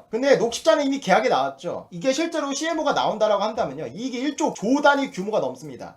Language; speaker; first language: Korean; native; Korean